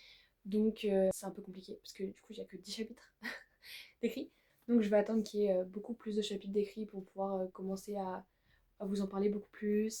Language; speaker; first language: French; native; French